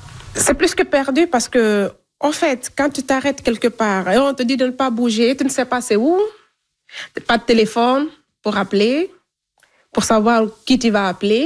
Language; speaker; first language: French; non-native, local second language; Fula